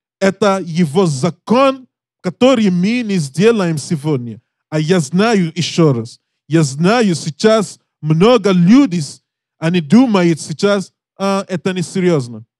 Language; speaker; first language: Russian; non-native, learner; English